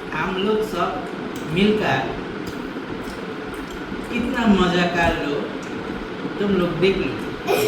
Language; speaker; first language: Hindi; non-native, learner; Bangla